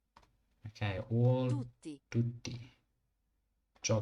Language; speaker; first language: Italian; non-native, learner; English